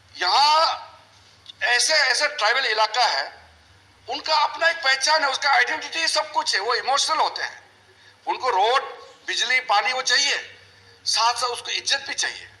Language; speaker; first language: Hindi; non-native, local second language; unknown